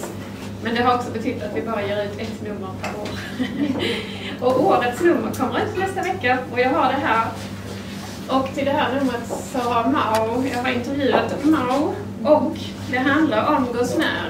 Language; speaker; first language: Swedish; native; Swedish